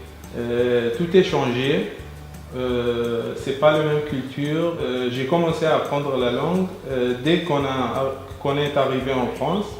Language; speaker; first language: French; non-native, fluent; Arabic